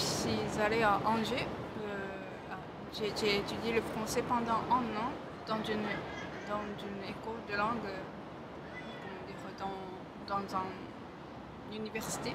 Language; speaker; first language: French; non-native, fluent; Japanese